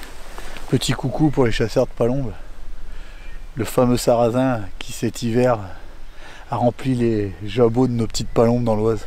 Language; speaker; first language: French; native; French